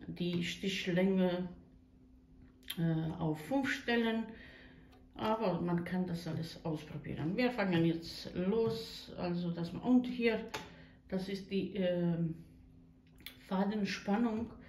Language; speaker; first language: German; non-native, learner; Croatian